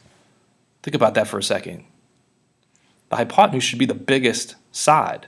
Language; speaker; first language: English; native; English